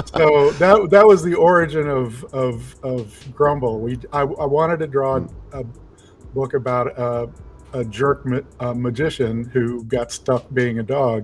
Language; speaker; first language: English; native; English